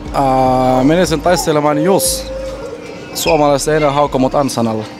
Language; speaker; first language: Finnish; early bilingual, other home language; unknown